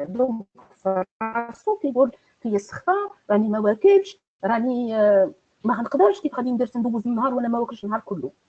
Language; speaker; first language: Arabic; native; Arabic